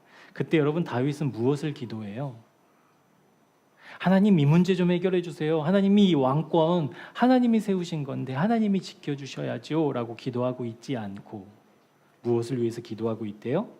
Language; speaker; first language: Korean; native; Korean